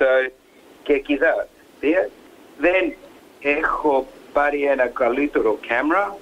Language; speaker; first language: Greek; early bilingual, heritage; English